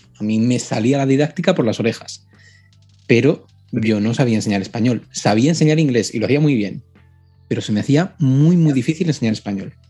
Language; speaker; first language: Spanish; native; Spanish